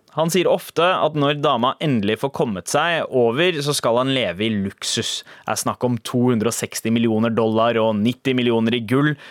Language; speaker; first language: Norwegian; early bilingual, other home language; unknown